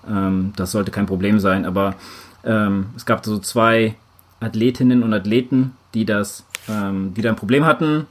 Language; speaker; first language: German; native; German